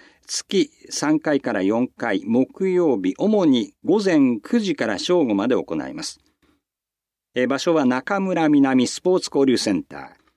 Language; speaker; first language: Japanese; native; Japanese